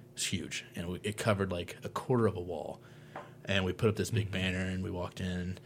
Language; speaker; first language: English; native; English